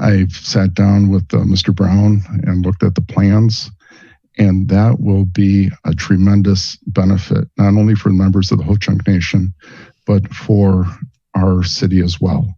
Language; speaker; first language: English; native; English